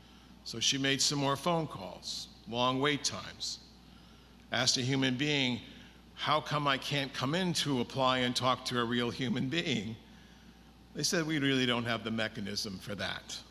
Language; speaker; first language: English; native; English